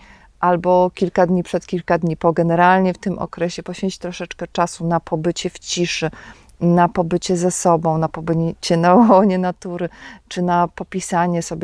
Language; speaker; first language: Polish; native; Polish